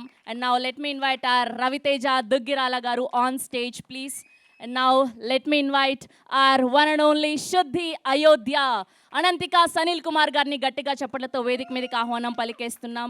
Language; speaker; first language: Telugu; native; Telugu